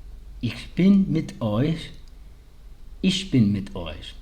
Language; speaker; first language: German; early bilingual, heritage; English